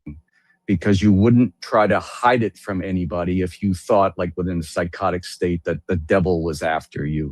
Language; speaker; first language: English; native; English